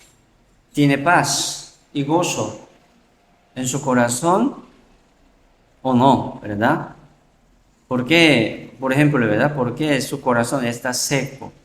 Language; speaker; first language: Spanish; non-native, learner; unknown